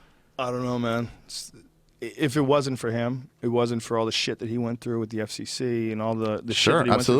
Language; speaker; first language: English; native; English